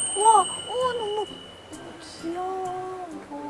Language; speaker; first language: Korean; non-native, learner; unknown